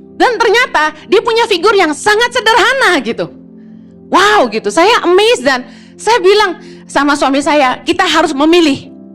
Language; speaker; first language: Indonesian; native; Indonesian